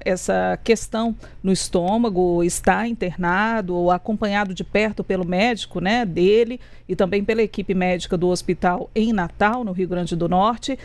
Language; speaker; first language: Portuguese; native; Portuguese